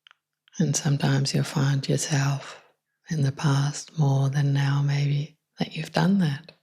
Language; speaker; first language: English; non-native, fluent; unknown